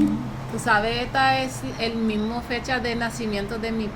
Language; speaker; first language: Spanish; early bilingual, heritage; English